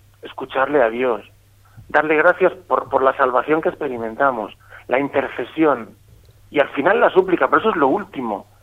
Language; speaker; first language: Spanish; native; Spanish